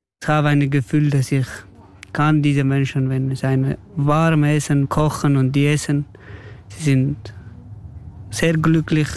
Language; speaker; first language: German; non-native, learner; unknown